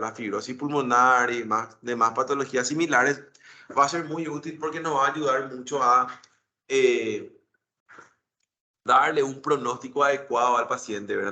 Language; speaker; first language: Spanish; native; Spanish